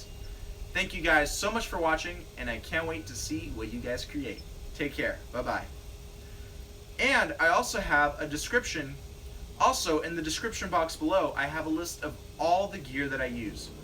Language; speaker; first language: English; native; English